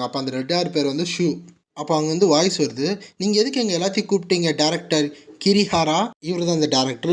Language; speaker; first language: Tamil; native; Tamil